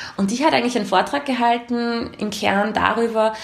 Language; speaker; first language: German; early bilingual, other home language; Hungarian